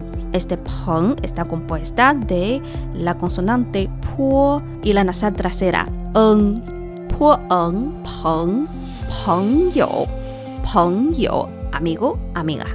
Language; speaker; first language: Spanish; non-native, fluent; Chinese